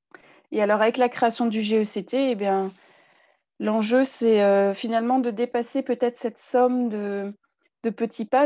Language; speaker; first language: French; native; French